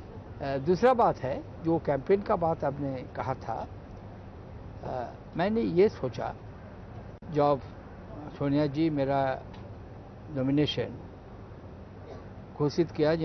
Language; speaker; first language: Hindi; non-native, local second language; Bangla